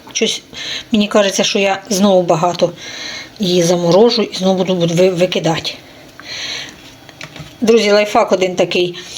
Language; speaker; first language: Ukrainian; native; Ukrainian